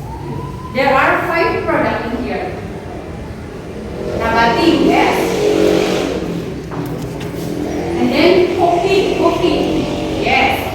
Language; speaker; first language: English; non-native, learner; Indonesian